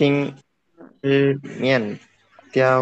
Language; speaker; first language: Chinese; non-native, learner; Indonesian